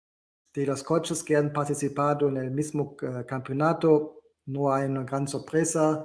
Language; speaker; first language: Spanish; non-native, fluent; German